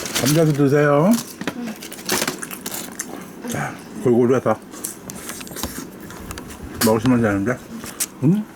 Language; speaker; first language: Korean; native; Korean